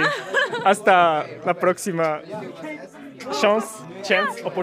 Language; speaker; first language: Spanish; non-native, learner; Arabic